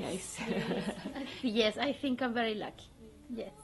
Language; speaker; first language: English; non-native, fluent; Spanish